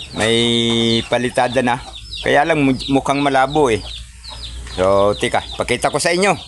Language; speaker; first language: Filipino; non-native, local second language; Cebuano